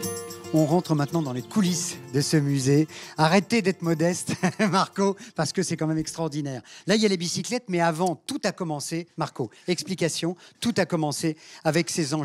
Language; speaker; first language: French; native; French